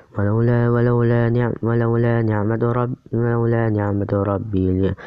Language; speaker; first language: Arabic; non-native, learner; Indonesian